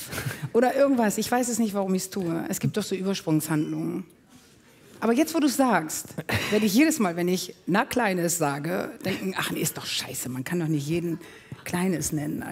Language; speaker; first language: German; native; German